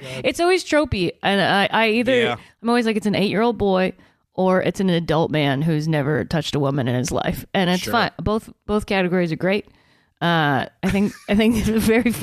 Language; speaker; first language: English; native; English